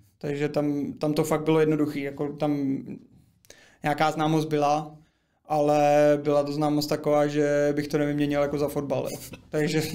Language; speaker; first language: Czech; native; Czech